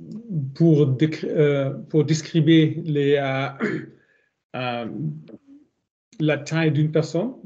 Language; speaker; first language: French; non-native, learner; German